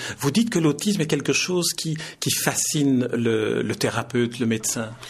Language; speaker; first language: French; native; French